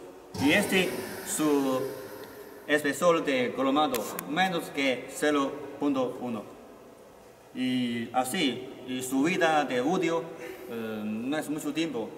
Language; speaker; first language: Spanish; non-native, learner; Chinese